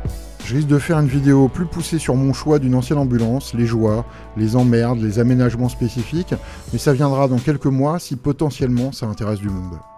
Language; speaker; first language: French; native; French